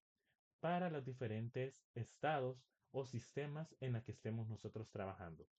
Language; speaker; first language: Spanish; native; Spanish